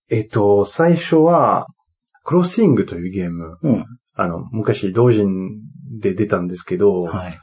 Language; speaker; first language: Japanese; non-native, fluent; French